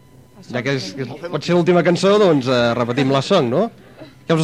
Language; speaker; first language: Catalan; native; Catalan